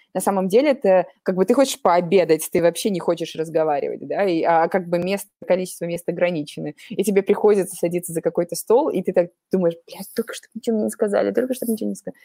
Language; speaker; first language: Russian; native; Russian